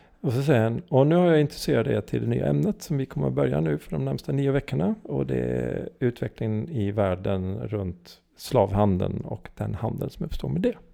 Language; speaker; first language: Swedish; early bilingual, heritage; Swedish